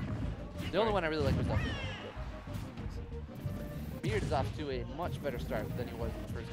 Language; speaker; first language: English; native; English